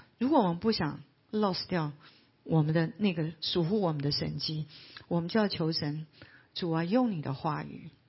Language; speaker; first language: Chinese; native; Chinese